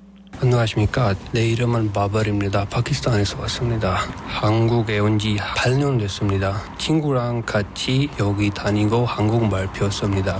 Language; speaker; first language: Korean; non-native, learner; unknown